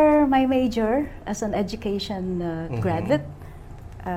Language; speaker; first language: English; non-native, local second language; Pampanga